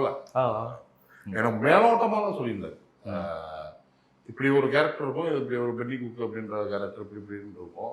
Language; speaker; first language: Tamil; native; Tamil